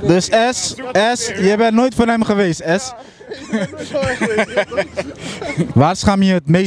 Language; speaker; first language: Dutch; native; Dutch